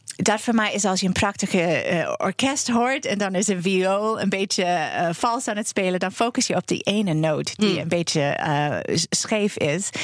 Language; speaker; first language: Dutch; non-native, fluent; English